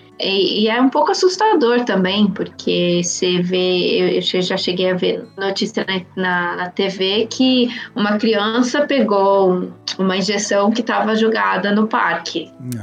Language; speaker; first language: Portuguese; native; Portuguese